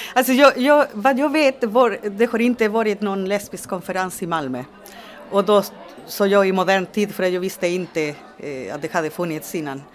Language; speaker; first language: Swedish; non-native, fluent; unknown